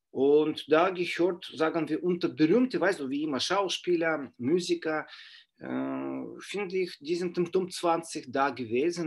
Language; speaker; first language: German; non-native, fluent; Russian